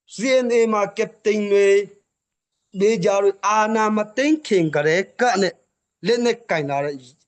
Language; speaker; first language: Burmese; non-native, local second language; Hakha Chin